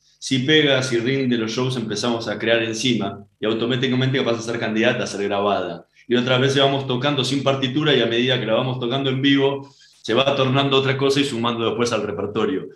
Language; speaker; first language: Spanish; native; Spanish